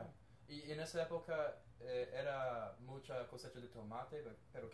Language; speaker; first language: Spanish; non-native, learner; English